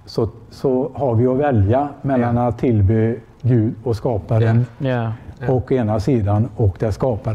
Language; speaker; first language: Swedish; native; Swedish